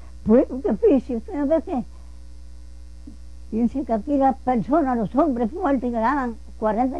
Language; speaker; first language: Spanish; native; Spanish